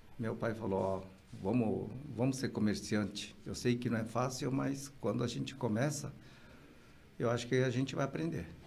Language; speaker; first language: Portuguese; early bilingual, other home language; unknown